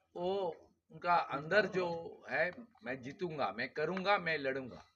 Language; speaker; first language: Hindi; non-native, local second language; Bangla